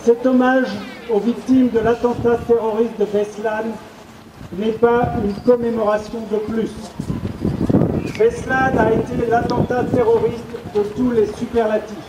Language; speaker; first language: French; native; French